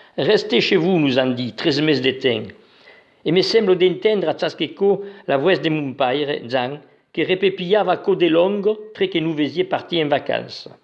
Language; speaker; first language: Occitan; native; Occitan